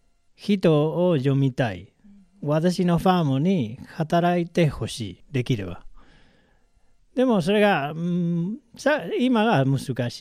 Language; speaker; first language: Japanese; non-native, learner; Spanish